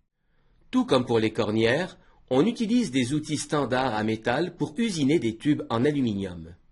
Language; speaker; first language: French; native; French